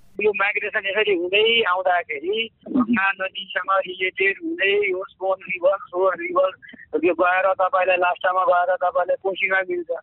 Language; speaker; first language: Nepali; non-native, local second language; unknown